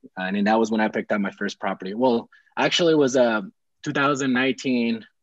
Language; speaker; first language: English; early bilingual, other home language; Spanish